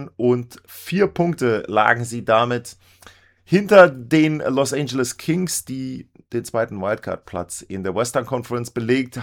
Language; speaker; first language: German; native; German